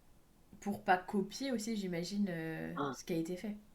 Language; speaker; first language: French; native; French